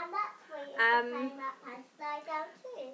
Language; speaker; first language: English; native; English